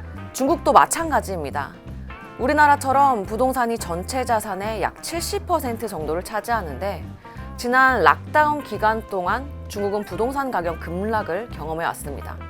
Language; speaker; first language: Korean; native; Korean